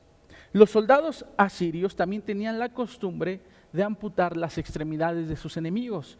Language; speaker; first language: Spanish; native; Spanish